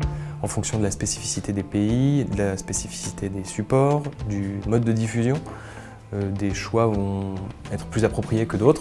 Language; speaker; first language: French; native; French